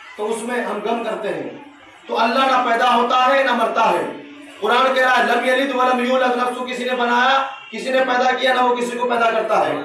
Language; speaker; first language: Urdu; native; Urdu